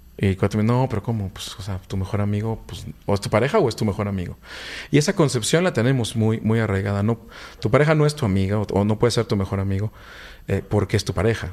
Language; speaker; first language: Spanish; native; Spanish